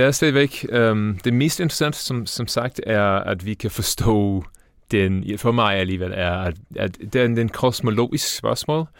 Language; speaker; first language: Danish; non-native, fluent; English